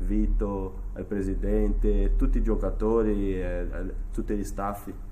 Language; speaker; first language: Italian; non-native, fluent; Portuguese